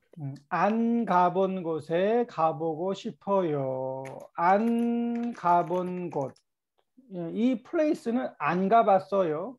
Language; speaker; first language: Korean; native; Korean